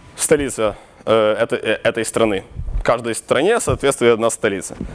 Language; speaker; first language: Russian; non-native, local second language; Ukrainian